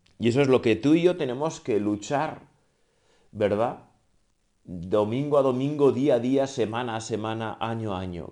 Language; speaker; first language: Spanish; native; Spanish